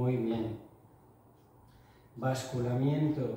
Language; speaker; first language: Spanish; native; Spanish